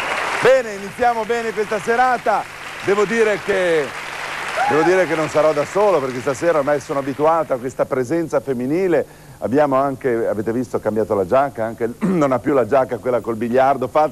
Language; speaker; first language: Italian; native; Italian